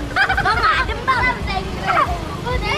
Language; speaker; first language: Indonesian; native; Indonesian